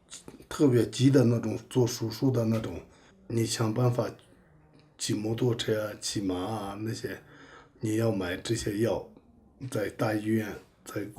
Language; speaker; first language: Chinese; non-native, local second language; Tibetan